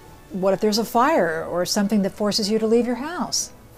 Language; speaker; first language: English; native; English